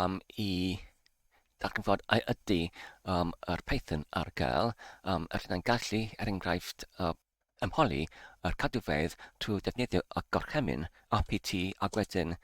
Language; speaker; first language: Welsh; non-native, learner; Polish